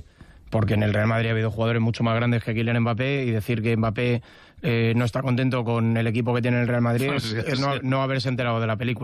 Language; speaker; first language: Spanish; native; Spanish